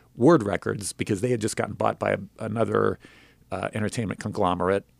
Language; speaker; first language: English; native; English